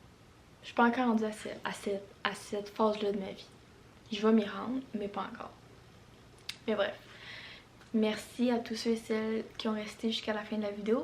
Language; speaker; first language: French; native; French